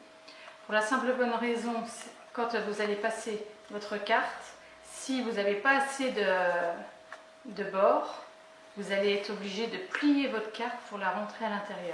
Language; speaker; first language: French; native; French